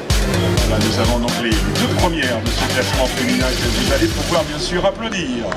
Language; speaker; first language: French; native; French